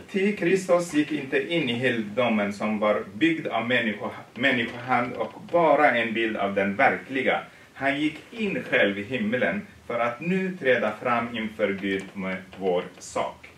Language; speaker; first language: Swedish; non-native, fluent; Tigrinya